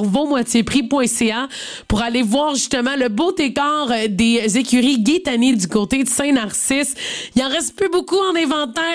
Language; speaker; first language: French; native; French